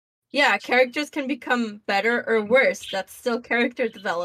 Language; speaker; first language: English; early bilingual, other home language; Spanish